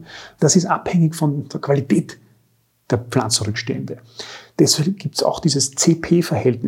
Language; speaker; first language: German; native; German